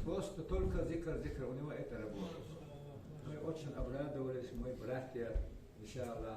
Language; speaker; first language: Russian; non-native, local second language; Ingush